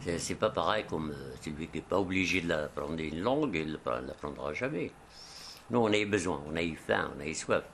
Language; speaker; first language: French; non-native, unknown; Arabic